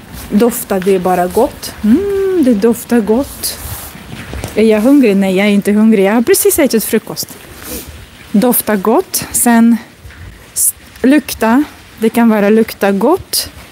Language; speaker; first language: Swedish; non-native, fluent; Russian